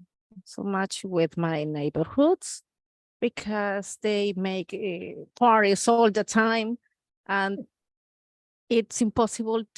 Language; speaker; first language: English; non-native, learner; Spanish